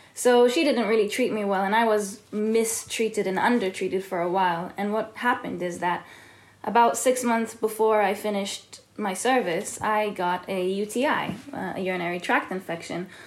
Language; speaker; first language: English; early bilingual, heritage; Hebrew